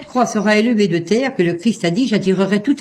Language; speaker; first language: French; native; French